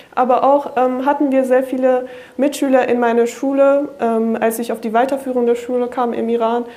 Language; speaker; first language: German; non-native, fluent; Kurdish